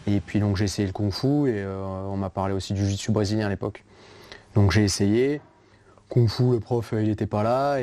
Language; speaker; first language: French; native; French